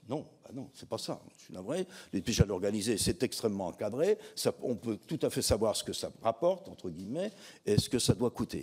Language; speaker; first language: French; native; French